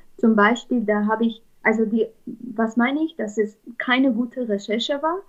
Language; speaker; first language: German; non-native, fluent; Armenian